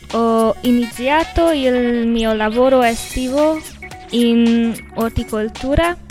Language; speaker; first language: Italian; non-native, learner; Hungarian